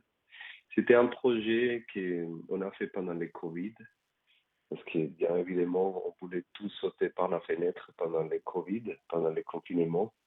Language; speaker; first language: French; non-native, fluent; Spanish